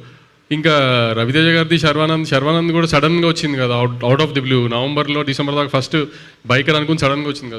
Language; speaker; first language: Telugu; native; Telugu